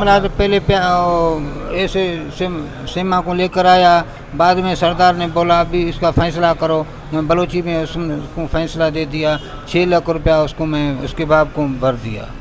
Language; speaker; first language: Hindi; non-native, learner; Baluchi